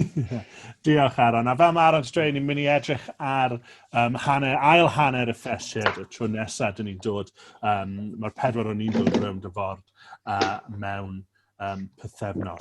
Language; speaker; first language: Welsh; native; Welsh